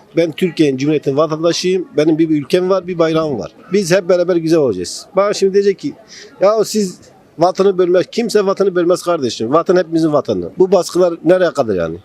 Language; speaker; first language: Turkish; non-native, local second language; Kurdish